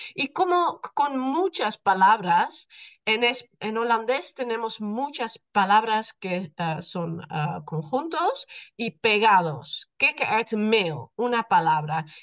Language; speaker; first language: Spanish; non-native, fluent; Dutch